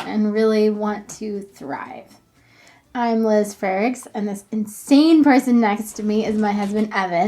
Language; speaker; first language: English; native; English